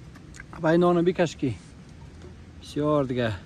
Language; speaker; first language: Persian; native; Persian